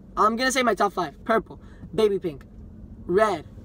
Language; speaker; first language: English; early bilingual, other home language; Spanish